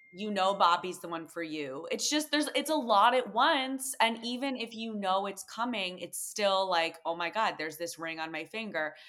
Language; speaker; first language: English; native; English